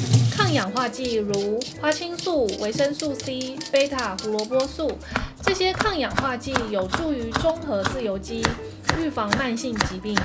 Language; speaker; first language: Chinese; native; Chinese